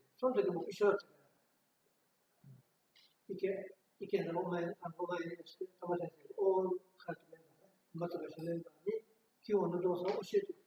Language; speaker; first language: Japanese; native; Japanese